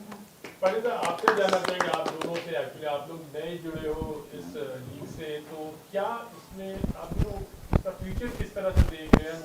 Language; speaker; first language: Hindi; native; Hindi